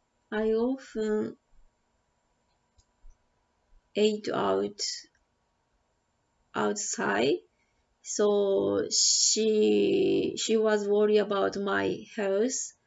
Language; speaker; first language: English; non-native, learner; Japanese